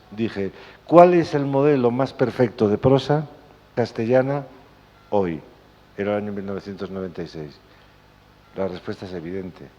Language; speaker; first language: Spanish; native; Spanish